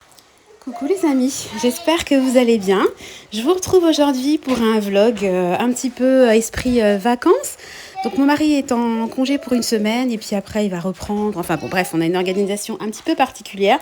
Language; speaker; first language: French; native; French